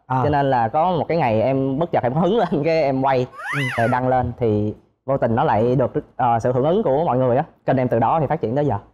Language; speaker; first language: Vietnamese; non-native, local second language; Cantonese